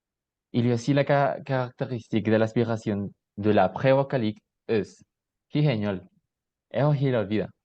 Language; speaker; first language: French; non-native, learner; Spanish